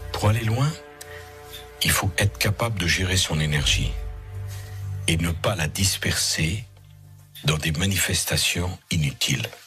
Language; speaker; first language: French; native; French